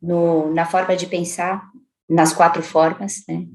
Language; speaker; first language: Portuguese; native; Portuguese